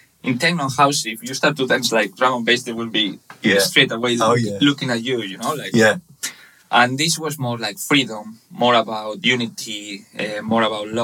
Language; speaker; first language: English; non-native, fluent; Spanish